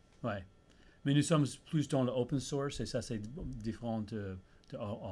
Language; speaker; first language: French; early bilingual, heritage; English